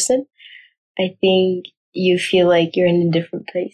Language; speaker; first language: English; non-native, local second language; Surigaonon